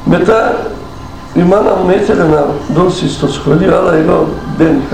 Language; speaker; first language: Greek; non-native, local second language; Turkish